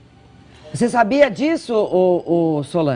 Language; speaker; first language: Portuguese; native; Portuguese